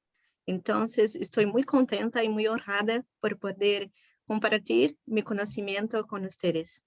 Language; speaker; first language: Spanish; non-native, fluent; Portuguese